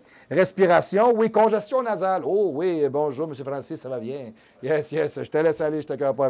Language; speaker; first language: French; native; French